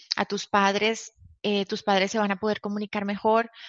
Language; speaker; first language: Spanish; native; Spanish